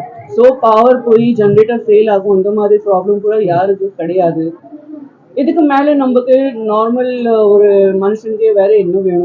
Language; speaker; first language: Tamil; non-native, fluent; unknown